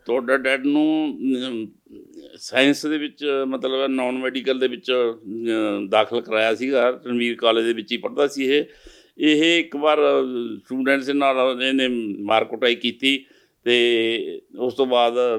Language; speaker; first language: Punjabi; native; Punjabi